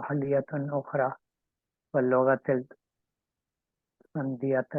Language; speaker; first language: Arabic; non-native, learner; Urdu